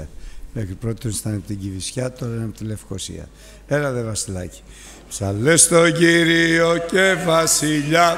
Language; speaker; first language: Greek; native; Greek